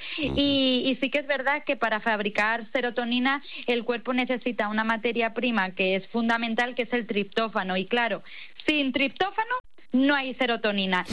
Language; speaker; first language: Spanish; native; Spanish